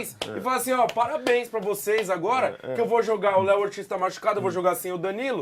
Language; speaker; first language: Portuguese; native; Portuguese